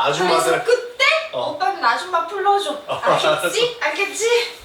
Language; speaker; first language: Korean; non-native, learner; Arabic